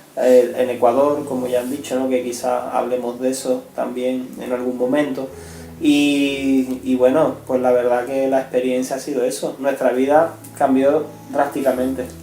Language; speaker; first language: Spanish; native; Spanish